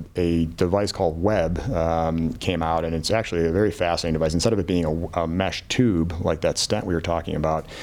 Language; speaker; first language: English; native; English